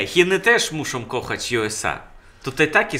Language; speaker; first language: Polish; non-native, fluent; Russian